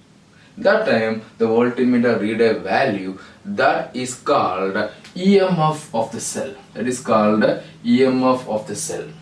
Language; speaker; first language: English; non-native, local second language; Malayalam